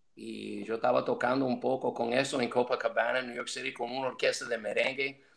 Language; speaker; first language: Spanish; non-native, fluent; English